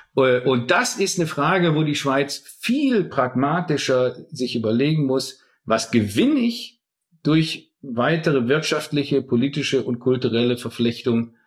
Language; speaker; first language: German; native; German